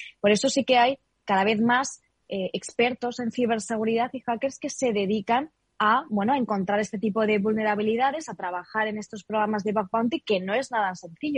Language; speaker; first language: Spanish; native; Spanish